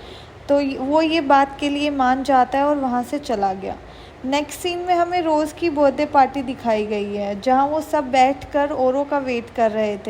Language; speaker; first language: Hindi; native; Hindi